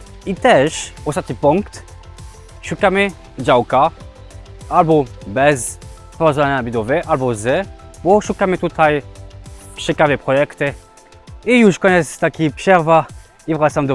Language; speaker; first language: Polish; non-native, learner; French